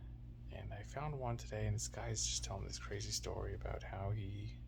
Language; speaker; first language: English; native; English